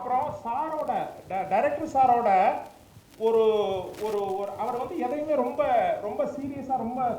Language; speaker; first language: Tamil; native; Tamil